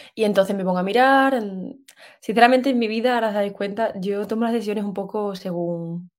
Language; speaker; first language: Spanish; native; Spanish